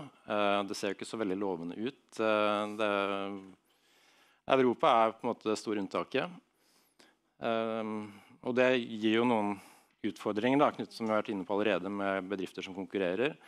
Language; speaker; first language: Norwegian; native; Norwegian